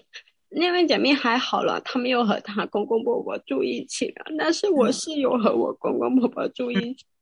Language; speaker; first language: Chinese; non-native, local second language; Cantonese